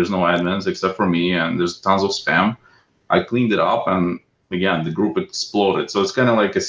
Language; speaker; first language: English; non-native, fluent; Russian